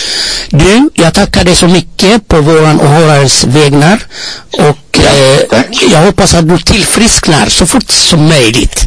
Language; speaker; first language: Swedish; non-native, fluent; Amharic